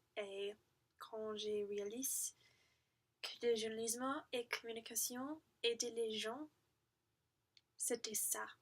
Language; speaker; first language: French; non-native, learner; English